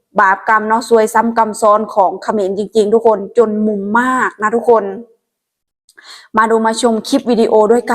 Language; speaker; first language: Thai; non-native, local second language; Lao